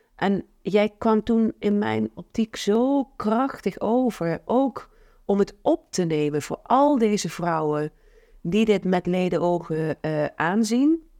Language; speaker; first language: Dutch; native; Dutch